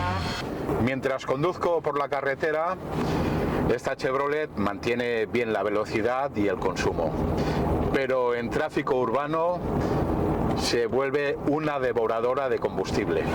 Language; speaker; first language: Spanish; native; Spanish